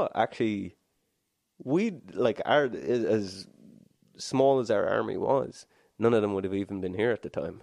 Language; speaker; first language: English; native; English